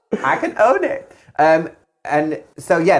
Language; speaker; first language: English; native; English